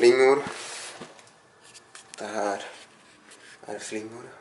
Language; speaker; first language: Swedish; non-native, learner; Russian